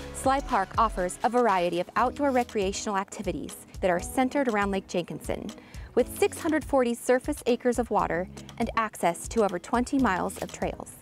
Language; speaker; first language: English; native; English